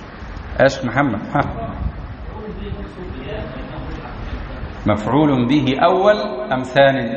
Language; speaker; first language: Arabic; native; Arabic